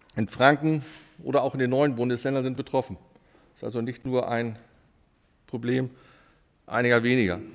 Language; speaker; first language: German; native; German